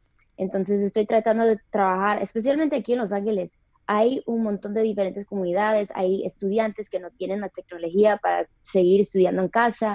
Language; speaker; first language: Spanish; early bilingual, other home language; English